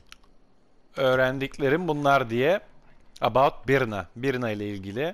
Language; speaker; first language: Turkish; native; Turkish